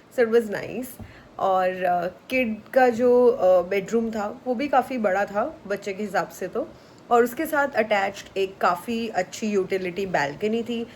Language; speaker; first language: Hindi; native; Hindi